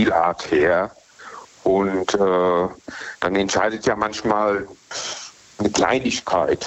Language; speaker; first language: German; native; German